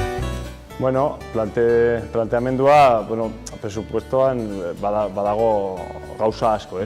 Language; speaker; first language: Basque; non-native, local second language; Spanish